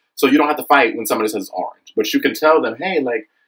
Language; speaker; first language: English; native; English